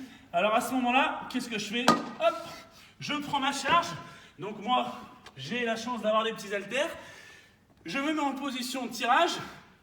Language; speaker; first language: French; native; French